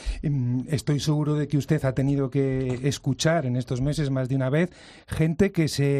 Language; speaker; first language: Spanish; native; Spanish